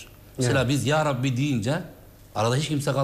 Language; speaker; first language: Turkish; native; Turkish